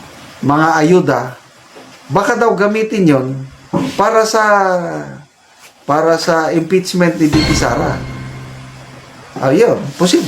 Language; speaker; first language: Filipino; native; Filipino